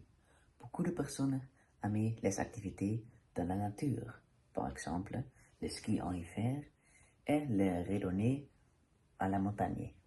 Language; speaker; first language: French; non-native, learner; Dutch